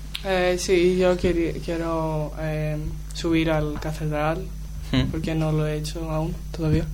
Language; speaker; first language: Spanish; non-native, learner; Greek